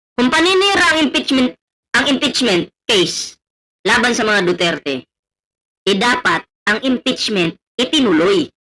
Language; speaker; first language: Filipino; non-native, local second language; Cebuano